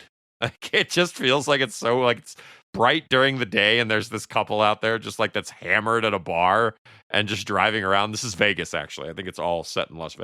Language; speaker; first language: English; native; English